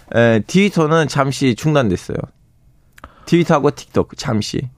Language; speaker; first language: Korean; non-native, fluent; Turkish